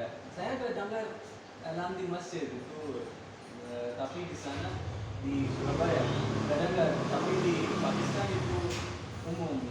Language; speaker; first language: Indonesian; non-native, learner; Urdu